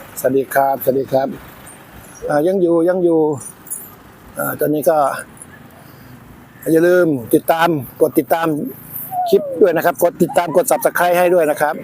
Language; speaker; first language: Thai; native; Thai